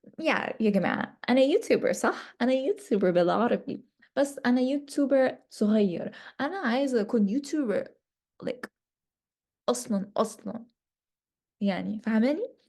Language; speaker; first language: Egyptian Arabic; non-native, learner; English